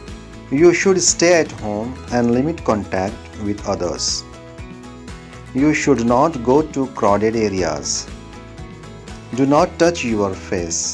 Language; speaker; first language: English; non-native, local second language; Urdu